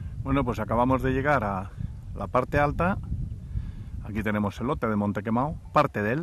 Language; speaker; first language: Spanish; native; Spanish